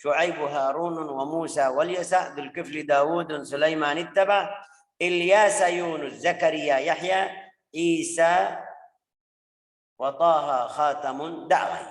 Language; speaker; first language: Arabic; native; Arabic